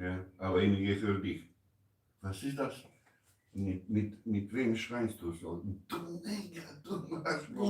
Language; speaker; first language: German; non-native, learner; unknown